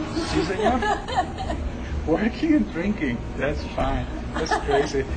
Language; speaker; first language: English; non-native, fluent; Spanish